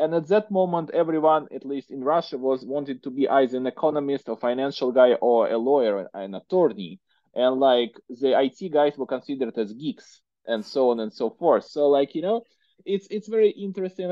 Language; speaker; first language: English; non-native, fluent; Russian